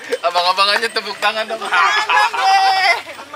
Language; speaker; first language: Indonesian; native; Indonesian